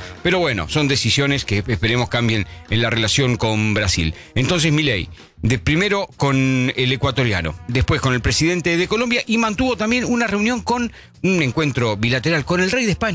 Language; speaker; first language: Spanish; native; Spanish